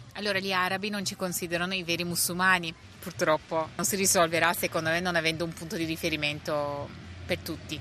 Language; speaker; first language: Italian; non-native, fluent; Turkish